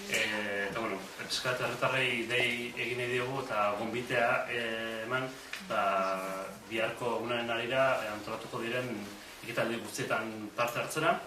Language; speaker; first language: Basque; native; Basque